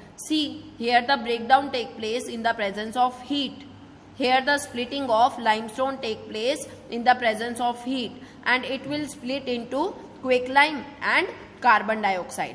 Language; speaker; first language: English; non-native, local second language; Hindi